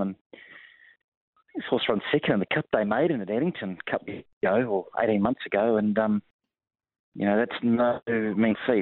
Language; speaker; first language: English; native; English